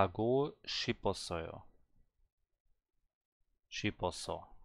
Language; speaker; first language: Korean; non-native, learner; German